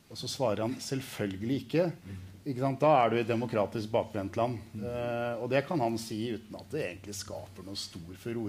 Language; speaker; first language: Norwegian; native; Norwegian